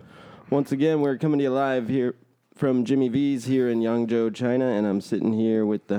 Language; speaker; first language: English; native; English